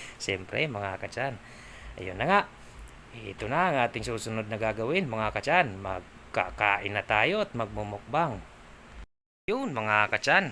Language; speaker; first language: Filipino; native; Filipino